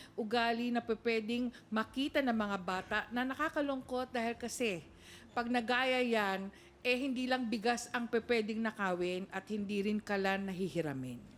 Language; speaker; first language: Filipino; native; Filipino